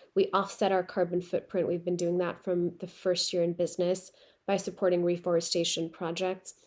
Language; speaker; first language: English; non-native, local second language; Urdu